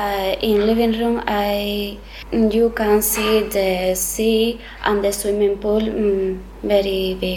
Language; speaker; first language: English; non-native, learner; Spanish